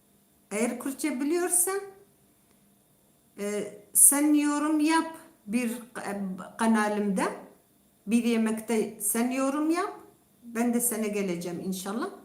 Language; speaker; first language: Turkish; non-native, local second language; Kurdish